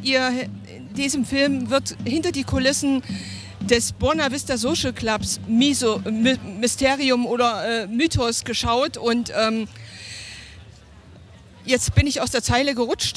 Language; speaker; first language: German; native; German